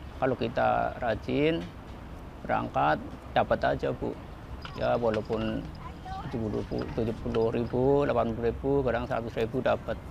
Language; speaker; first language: Indonesian; native; Indonesian